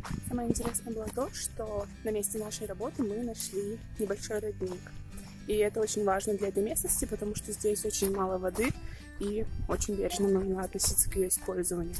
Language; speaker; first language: Russian; native; Russian